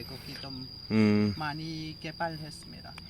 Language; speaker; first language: Korean; non-native, learner; Lao